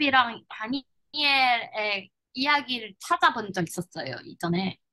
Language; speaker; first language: Korean; non-native, learner; Chinese